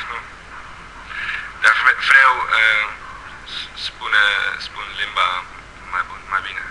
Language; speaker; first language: Romanian; non-native, learner; Dutch